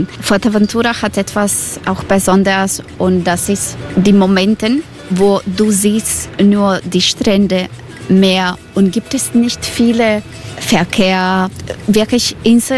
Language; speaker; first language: German; non-native, learner; Croatian